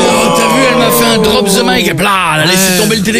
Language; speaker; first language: French; native; French